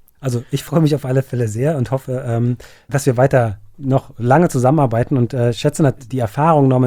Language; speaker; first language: German; native; German